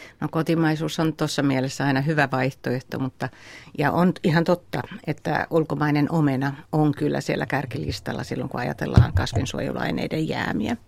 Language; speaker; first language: Finnish; native; Finnish